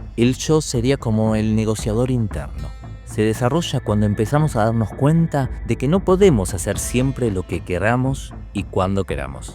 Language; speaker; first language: Spanish; native; Spanish